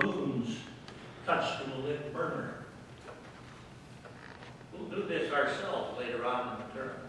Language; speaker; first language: English; native; English